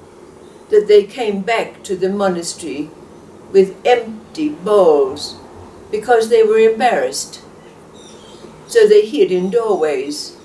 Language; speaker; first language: English; native; English